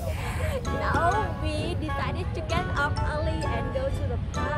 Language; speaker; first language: English; non-native, learner; Vietnamese